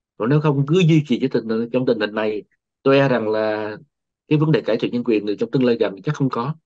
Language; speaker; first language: Vietnamese; native; Vietnamese